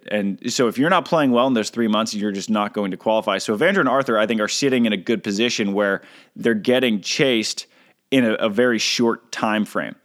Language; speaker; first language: English; native; English